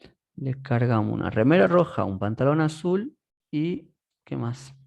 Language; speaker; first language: Spanish; native; Spanish